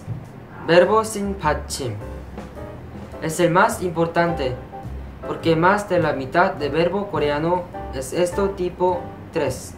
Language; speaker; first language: Spanish; non-native, fluent; Korean